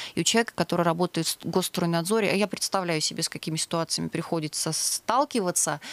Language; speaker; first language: Russian; native; Russian